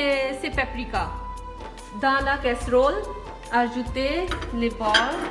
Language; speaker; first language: French; non-native, learner; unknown